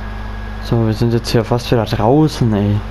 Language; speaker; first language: German; native; German